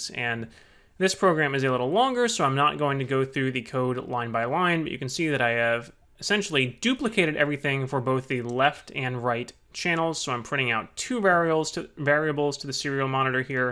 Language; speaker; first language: English; native; English